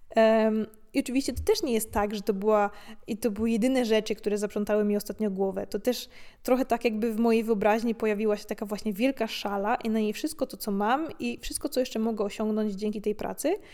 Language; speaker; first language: Polish; native; Polish